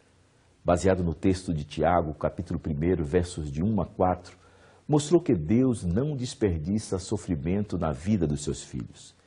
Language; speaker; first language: Portuguese; native; Portuguese